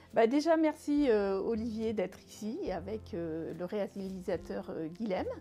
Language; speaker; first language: French; native; French